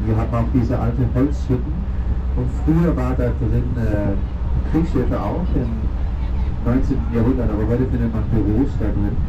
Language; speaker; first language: German; non-native, fluent; Danish